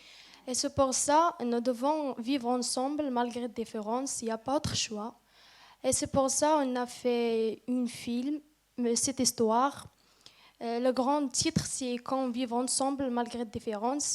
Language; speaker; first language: French; non-native, learner; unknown